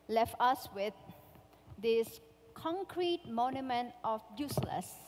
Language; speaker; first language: English; non-native, fluent; Thai